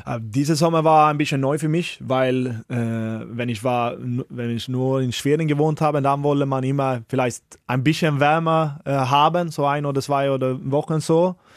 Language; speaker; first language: German; non-native, learner; Swedish